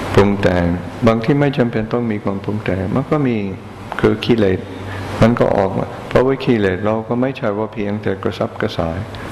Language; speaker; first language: Thai; non-native, fluent; English